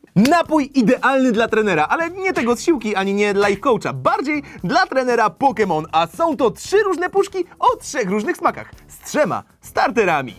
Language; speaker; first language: Polish; native; Polish